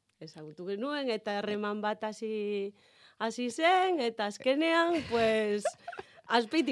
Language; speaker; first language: Basque; non-native, learner; Galician